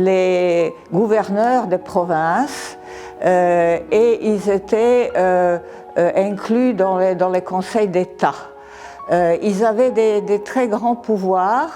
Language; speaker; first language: French; non-native, fluent; Serbian